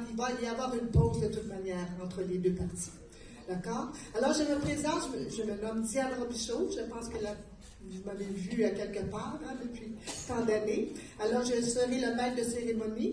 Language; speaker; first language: French; native; French